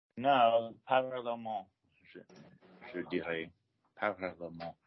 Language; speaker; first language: French; non-native, learner; English